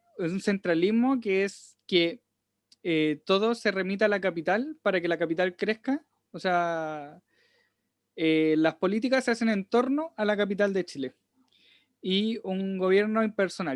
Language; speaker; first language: Spanish; native; Spanish